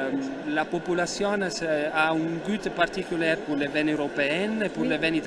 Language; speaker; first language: French; non-native, learner; Italian